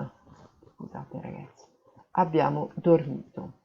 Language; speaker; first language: Italian; non-native, fluent; French